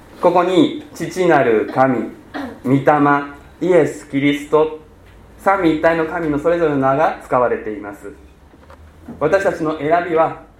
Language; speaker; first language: Japanese; native; Japanese